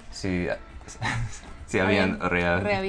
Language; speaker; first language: Spanish; non-native, fluent; English